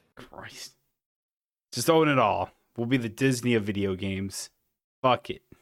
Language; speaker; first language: English; native; English